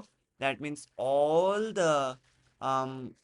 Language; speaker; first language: English; non-native, local second language; Hindi